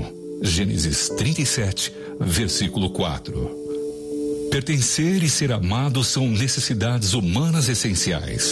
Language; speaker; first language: Portuguese; native; Portuguese